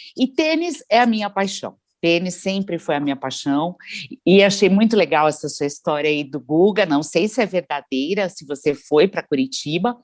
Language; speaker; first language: Portuguese; native; Portuguese